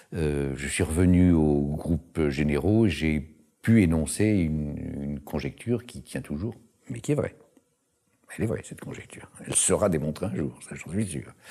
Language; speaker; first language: French; native; French